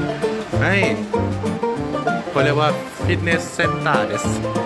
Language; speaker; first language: Japanese; non-native, learner; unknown